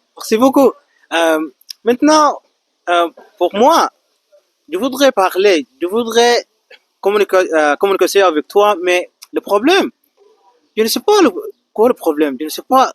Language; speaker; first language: French; non-native, learner; Arabic